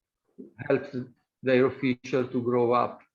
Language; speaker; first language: English; non-native, fluent; Italian